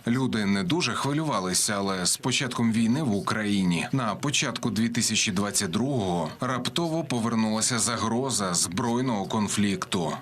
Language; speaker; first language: Ukrainian; native; Ukrainian